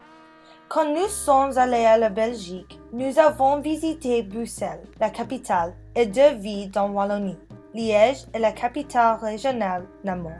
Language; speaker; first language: French; non-native, learner; English